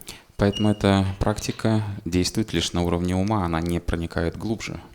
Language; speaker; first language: Russian; native; Russian